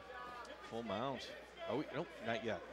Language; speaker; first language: English; native; English